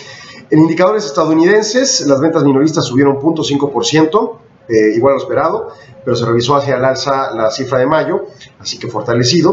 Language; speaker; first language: Spanish; native; Spanish